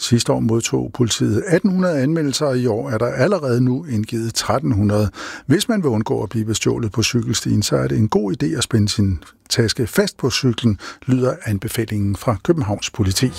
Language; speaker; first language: Danish; native; Danish